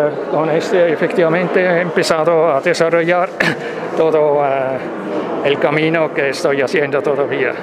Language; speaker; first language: Spanish; non-native, fluent; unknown